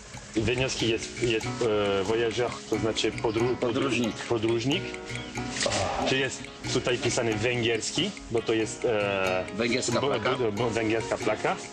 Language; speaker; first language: Polish; non-native, learner; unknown